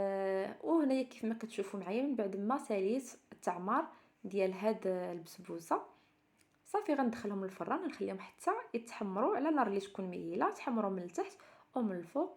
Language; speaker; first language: Arabic; native; Arabic